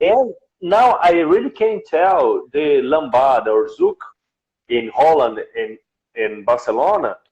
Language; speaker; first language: English; non-native, learner; Portuguese